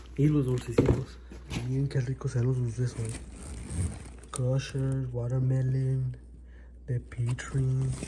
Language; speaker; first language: Spanish; early bilingual, heritage; Spanish